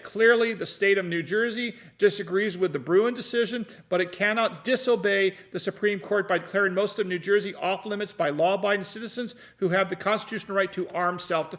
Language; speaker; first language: English; native; English